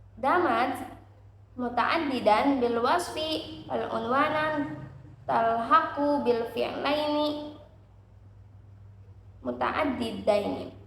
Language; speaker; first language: Arabic; non-native, learner; Indonesian